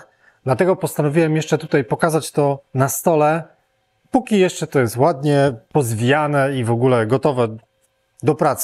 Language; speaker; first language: Polish; native; Polish